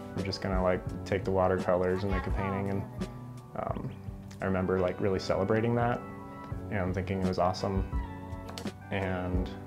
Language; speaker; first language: English; native; English